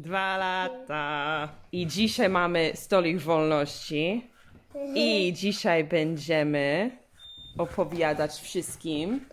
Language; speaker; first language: Polish; non-native, learner; English